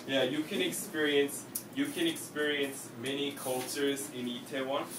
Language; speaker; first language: English; native; English